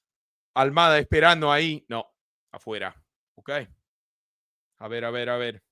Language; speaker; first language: Spanish; early bilingual, heritage; Spanish